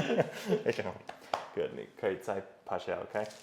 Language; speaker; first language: Chinese; non-native, fluent; English